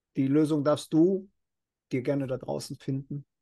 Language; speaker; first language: German; non-native, fluent; Spanish